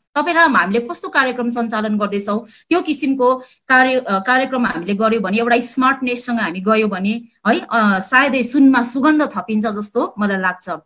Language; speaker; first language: Nepali; native; Nepali